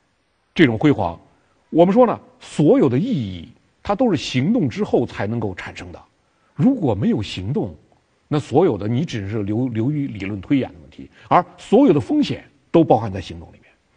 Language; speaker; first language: Chinese; native; Chinese